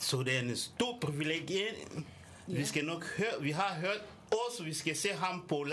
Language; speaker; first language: Danish; non-native, fluent; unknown